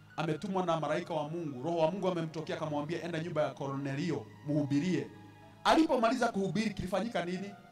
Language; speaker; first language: Swahili; non-native, local second language; Kikuyu